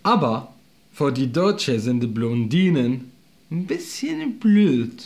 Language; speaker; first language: German; non-native, fluent; Arabic